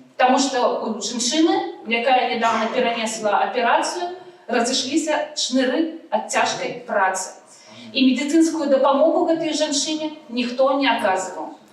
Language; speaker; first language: Belarusian; non-native, local second language; Russian